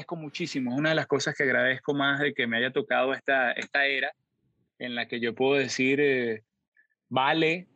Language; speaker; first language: Spanish; native; Spanish